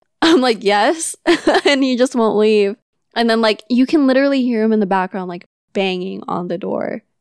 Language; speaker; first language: English; non-native, local second language; Filipino